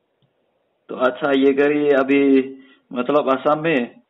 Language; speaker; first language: Hindi; non-native, local second language; Khasi